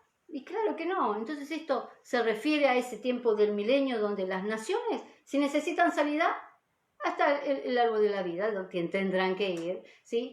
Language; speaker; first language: Spanish; native; Spanish